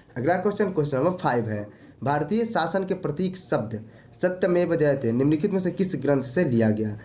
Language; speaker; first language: Hindi; native; Hindi